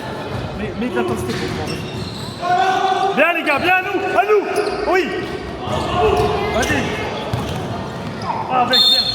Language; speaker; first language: French; native; French